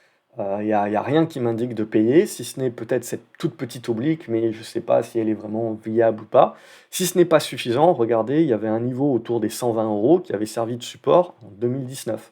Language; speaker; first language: French; native; French